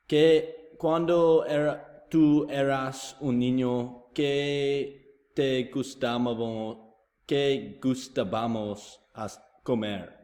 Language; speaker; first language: Spanish; non-native, learner; English